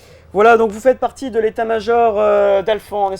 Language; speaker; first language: French; native; French